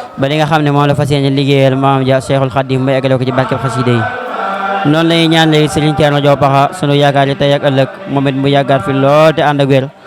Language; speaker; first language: Wolof; native; Wolof